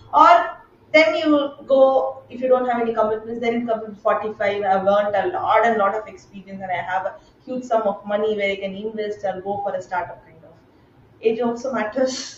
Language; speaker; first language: English; non-native, local second language; Tamil